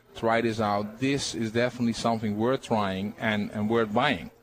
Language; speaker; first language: English; non-native, fluent; Dutch